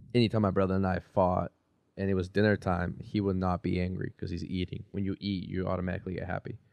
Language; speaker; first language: English; early bilingual, other home language; Spanish